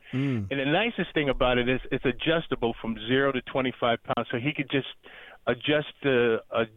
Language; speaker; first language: English; native; English